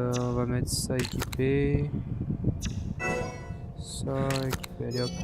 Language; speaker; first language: French; native; French